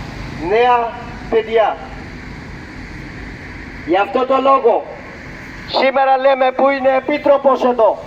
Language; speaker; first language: Greek; non-native, learner; Urdu